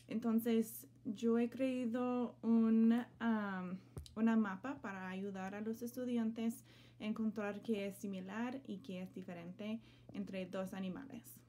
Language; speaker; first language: Spanish; non-native, learner; English